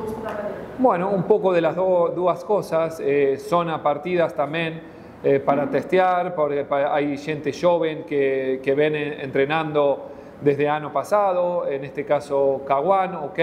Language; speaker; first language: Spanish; non-native, fluent; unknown